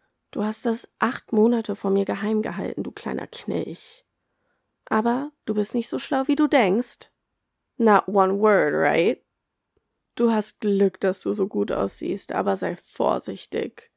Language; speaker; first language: German; early bilingual, other home language; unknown